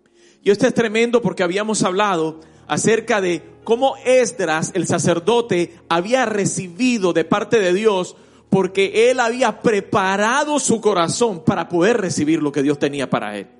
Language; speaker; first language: Spanish; native; Spanish